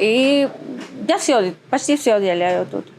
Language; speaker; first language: Russian; non-native, learner; Spanish